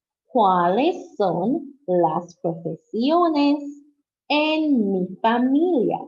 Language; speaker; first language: Spanish; non-native, fluent; English